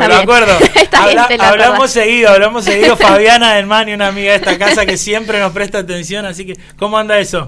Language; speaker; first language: Spanish; native; Spanish